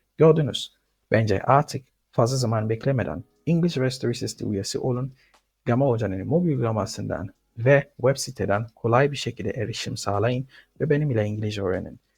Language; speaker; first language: Turkish; non-native, fluent; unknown